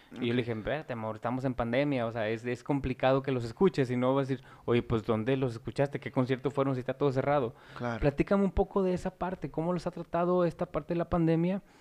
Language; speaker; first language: Spanish; native; Spanish